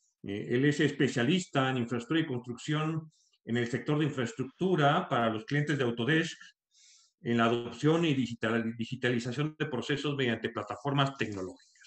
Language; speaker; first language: Spanish; native; Spanish